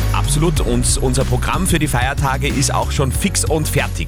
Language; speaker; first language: German; native; German